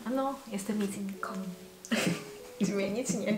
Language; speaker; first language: Polish; non-native, learner; Korean